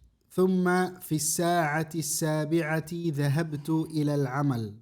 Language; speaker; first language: Arabic; non-native, fluent; Indonesian